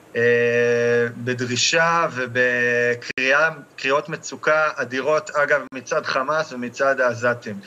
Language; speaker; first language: Hebrew; native; Hebrew